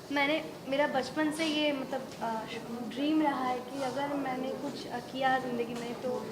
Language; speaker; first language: Hindi; non-native, local second language; Bangla